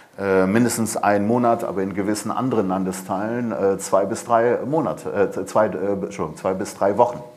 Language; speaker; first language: German; early bilingual, other home language; Persian